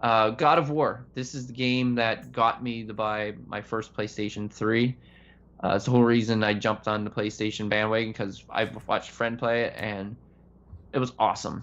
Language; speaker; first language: English; native; English